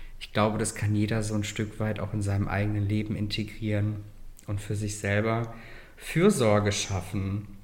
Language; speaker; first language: German; native; German